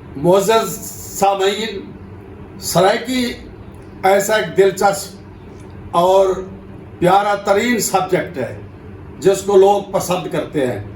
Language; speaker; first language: Urdu; non-native, local second language; Saraiki